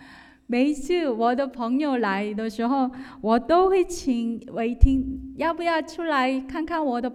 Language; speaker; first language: Chinese; non-native, fluent; Korean